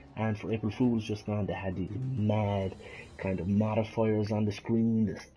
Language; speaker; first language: English; native; English